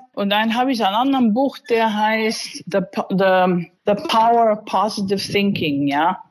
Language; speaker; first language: German; early bilingual, other home language; Spanish